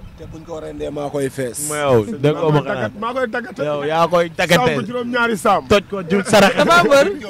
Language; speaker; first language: Wolof; non-native, local second language; Fula